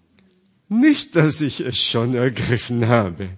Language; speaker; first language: German; non-native, fluent; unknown